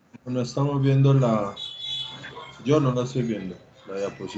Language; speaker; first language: Spanish; native; Spanish